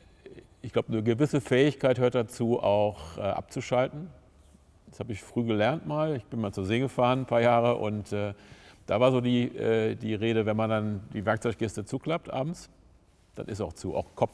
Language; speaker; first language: German; native; German